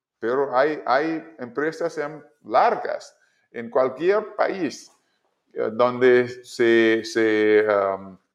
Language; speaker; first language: Spanish; non-native, learner; English